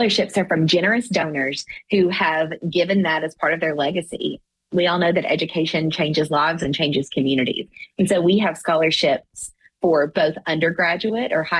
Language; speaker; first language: English; native; English